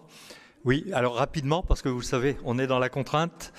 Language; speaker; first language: French; native; French